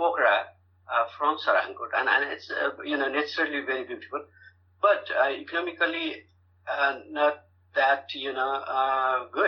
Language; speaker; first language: English; non-native, fluent; Nepali